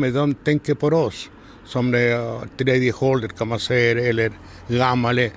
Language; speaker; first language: Swedish; non-native, learner; Spanish